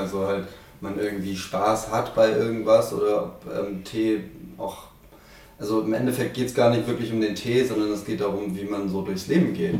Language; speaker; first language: German; native; German